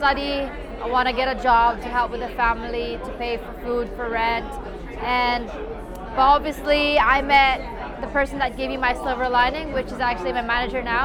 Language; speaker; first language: English; non-native, local second language; Filipino